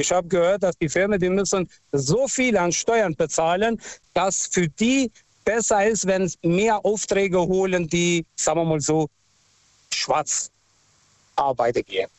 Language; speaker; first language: German; non-native, local second language; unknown